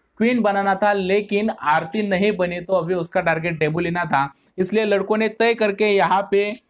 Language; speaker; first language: Hindi; non-native, local second language; Marathi